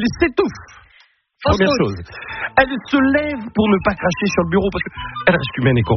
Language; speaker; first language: French; native; French